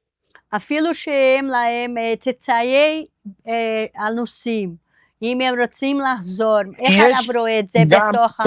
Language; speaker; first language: Hebrew; non-native, fluent; Portuguese